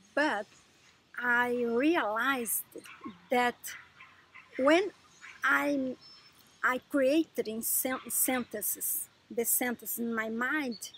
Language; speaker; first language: English; non-native, learner; Portuguese